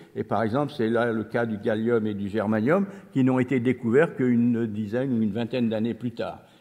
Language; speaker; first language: French; native; French